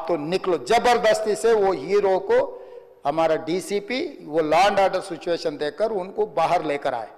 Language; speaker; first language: Hindi; non-native, local second language; Telugu